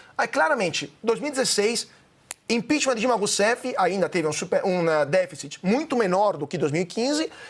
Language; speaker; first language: Portuguese; non-native, fluent; Italian